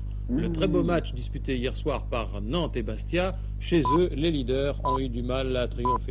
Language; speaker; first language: French; native; French